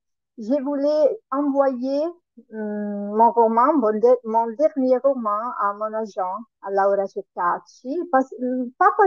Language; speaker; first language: French; non-native, learner; Italian